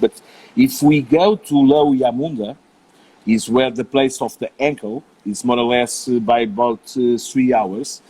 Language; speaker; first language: English; non-native, learner; Portuguese